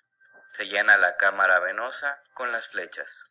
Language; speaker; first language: Spanish; native; Spanish